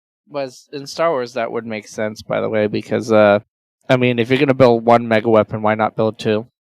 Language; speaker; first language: English; native; English